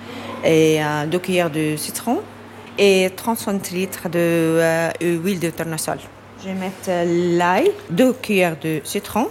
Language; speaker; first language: French; non-native, learner; Arabic